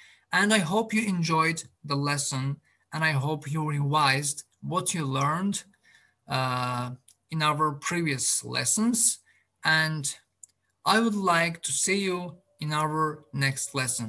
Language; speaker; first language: English; non-native, fluent; Azerbaijani